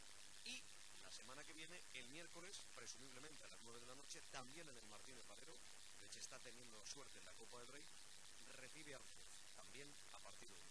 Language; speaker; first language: Spanish; native; Spanish